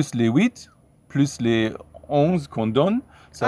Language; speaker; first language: French; non-native, fluent; German